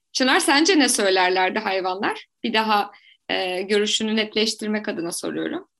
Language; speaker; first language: Turkish; native; Turkish